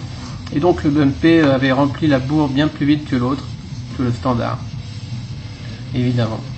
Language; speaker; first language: French; native; French